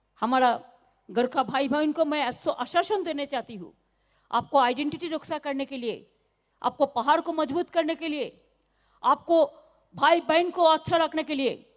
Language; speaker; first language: Hindi; non-native, local second language; Bangla